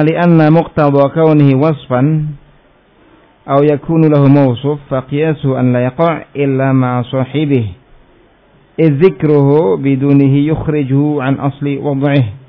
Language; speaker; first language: Arabic; non-native, fluent; Indonesian